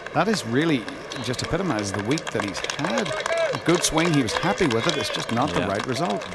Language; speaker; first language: English; native; English